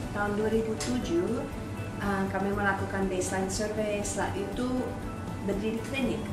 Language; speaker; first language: Indonesian; non-native, fluent; English